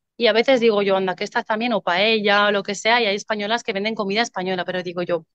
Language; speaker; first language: Spanish; native; Spanish